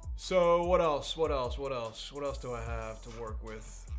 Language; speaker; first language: English; native; English